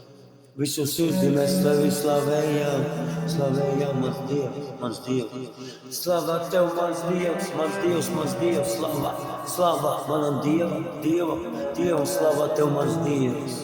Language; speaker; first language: Latvian; non-native, local second language; Russian